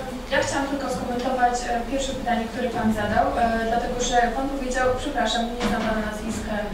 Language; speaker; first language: Polish; non-native, fluent; Ukrainian